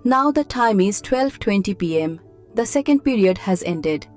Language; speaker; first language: English; non-native, local second language; Bangla